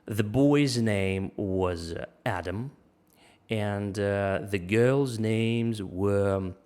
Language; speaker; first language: English; non-native, fluent; Russian